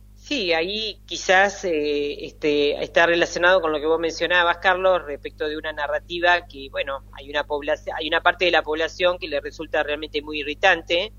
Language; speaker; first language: Spanish; native; Spanish